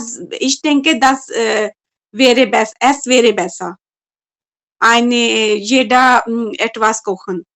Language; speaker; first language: German; non-native, learner; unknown